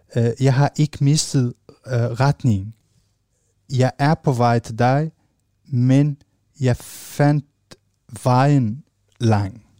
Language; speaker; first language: Danish; non-native, fluent; Arabic